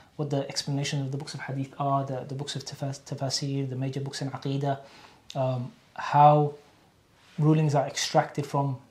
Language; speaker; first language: English; native; English